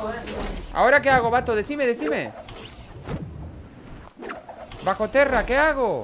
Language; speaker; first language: Spanish; native; Spanish